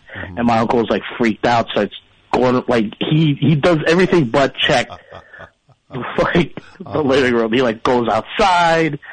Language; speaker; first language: English; early bilingual, other home language; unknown